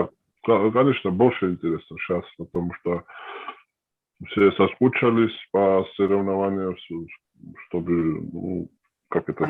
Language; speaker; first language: Russian; non-native, fluent; Georgian